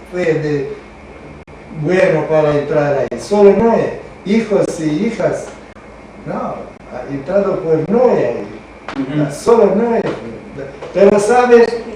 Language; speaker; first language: Spanish; non-native, learner; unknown